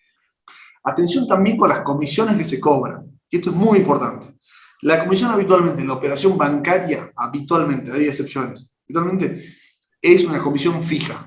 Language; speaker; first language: Spanish; native; Spanish